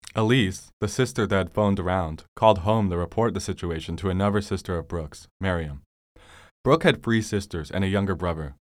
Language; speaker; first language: English; native; English